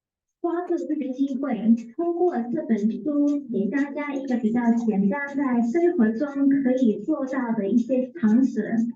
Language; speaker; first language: Chinese; native; Chinese